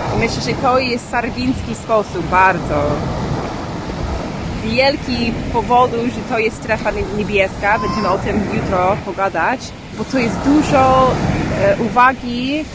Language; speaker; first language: Polish; non-native, learner; English